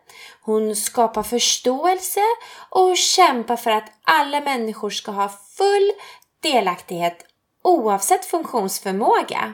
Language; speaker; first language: Swedish; native; Swedish